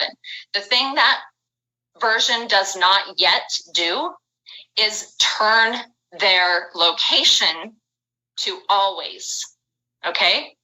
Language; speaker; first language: English; native; English